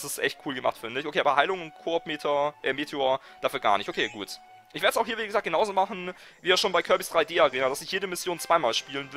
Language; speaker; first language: German; native; German